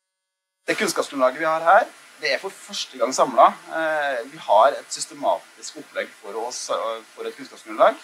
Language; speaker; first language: Norwegian; native; Norwegian